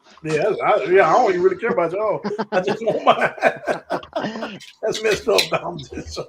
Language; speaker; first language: English; native; English